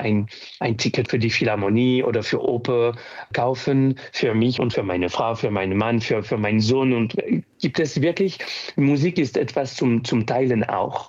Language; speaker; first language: German; non-native, fluent; French